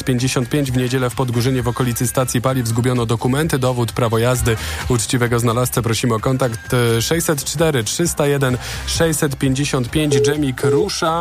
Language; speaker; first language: Polish; native; Polish